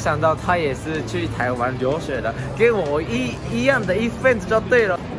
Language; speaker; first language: Chinese; non-native, fluent; Japanese